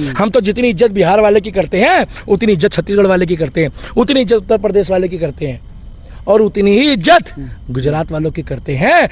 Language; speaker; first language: Hindi; native; Hindi